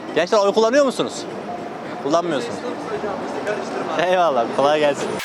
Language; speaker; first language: Turkish; native; Turkish